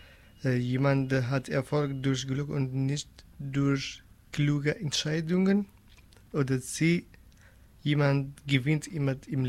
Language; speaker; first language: German; non-native, learner; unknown